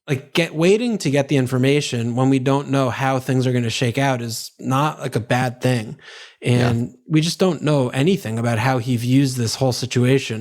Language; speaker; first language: English; native; English